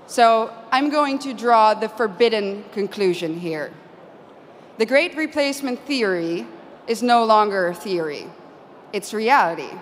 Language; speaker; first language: English; non-native, fluent; Dutch